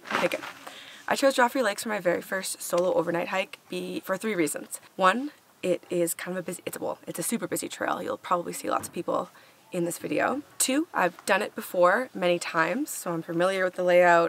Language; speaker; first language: English; native; English